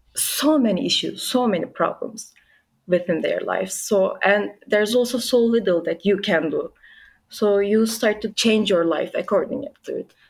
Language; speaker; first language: English; non-native, fluent; Turkish